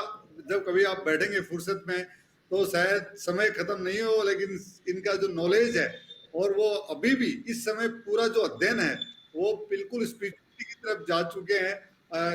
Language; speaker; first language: Hindi; native; Hindi